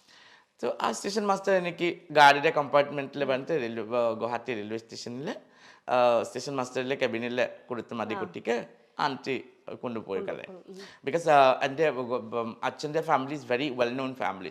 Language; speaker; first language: Malayalam; non-native, local second language; Assamese